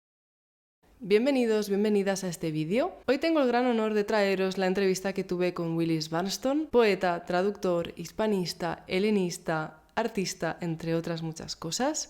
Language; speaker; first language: Spanish; native; Spanish